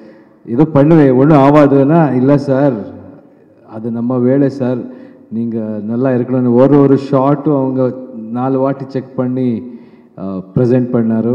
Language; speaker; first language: Tamil; non-native, learner; Kannada